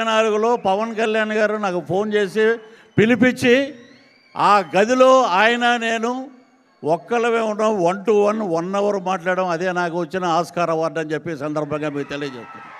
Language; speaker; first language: Telugu; native; Telugu